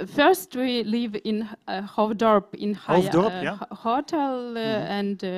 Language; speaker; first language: English; non-native, learner; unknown